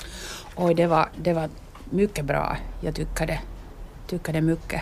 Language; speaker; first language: Swedish; non-native, learner; Finnish